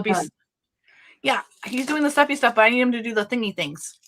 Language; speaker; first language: English; native; English